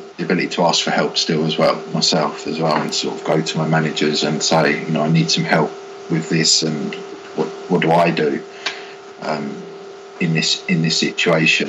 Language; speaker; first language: English; native; English